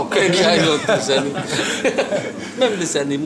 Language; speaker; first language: French; non-native, fluent; Somali